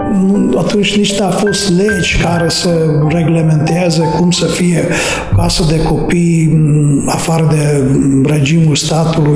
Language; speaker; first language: Romanian; non-native, fluent; Hungarian